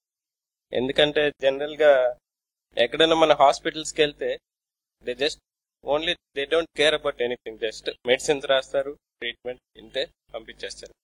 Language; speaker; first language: Telugu; native; Telugu